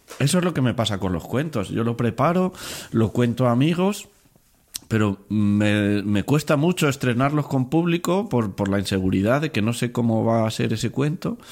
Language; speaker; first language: Spanish; native; Spanish